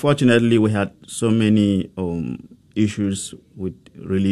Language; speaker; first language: English; non-native, local second language; Hausa